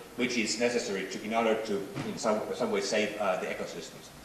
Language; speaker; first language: English; non-native, fluent; Swedish